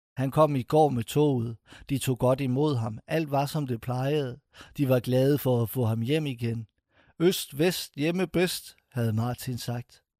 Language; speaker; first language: Danish; native; Danish